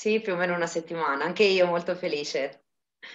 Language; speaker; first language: Italian; native; Italian